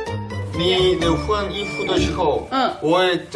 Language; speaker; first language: Chinese; non-native, learner; Korean